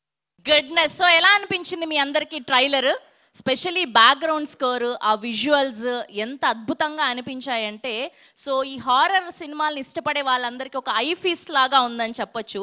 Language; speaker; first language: Telugu; native; Telugu